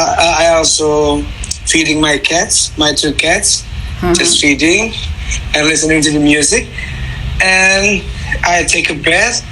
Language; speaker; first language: English; non-native, learner; Indonesian